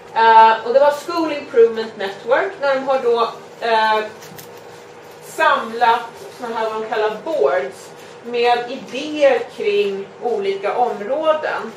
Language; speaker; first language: Swedish; native; Swedish